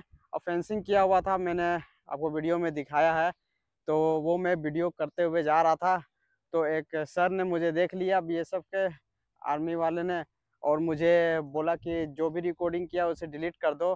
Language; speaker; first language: Hindi; native; Hindi